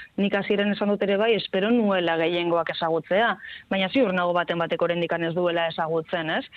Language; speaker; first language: Basque; non-native, local second language; Spanish